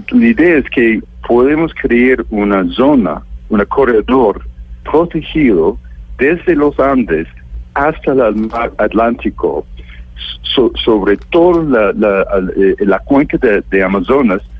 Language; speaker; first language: Spanish; non-native, fluent; English